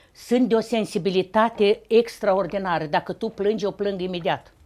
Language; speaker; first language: Romanian; native; Romanian